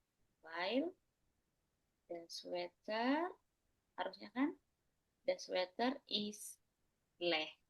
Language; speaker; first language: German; non-native, fluent; Indonesian